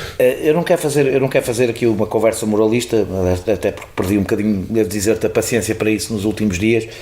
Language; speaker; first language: Portuguese; native; Portuguese